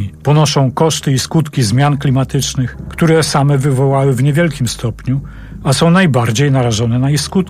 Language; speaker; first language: Polish; native; Polish